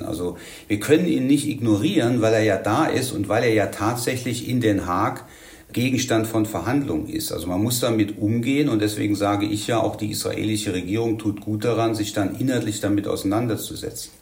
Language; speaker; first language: German; native; German